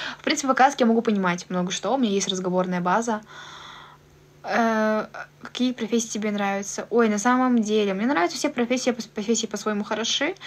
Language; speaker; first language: Russian; native; Russian